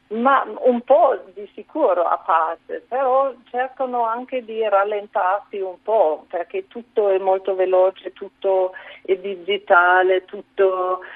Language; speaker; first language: Italian; non-native, fluent; German